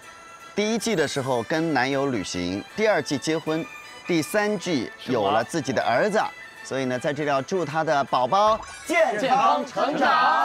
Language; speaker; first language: Chinese; native; Chinese